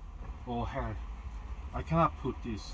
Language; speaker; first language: English; non-native, learner; Korean